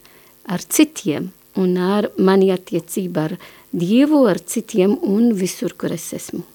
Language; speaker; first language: Latvian; non-native, learner; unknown